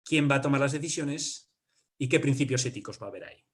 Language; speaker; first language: Spanish; native; Spanish